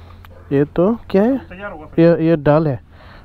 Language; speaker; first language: Hindi; non-native, learner; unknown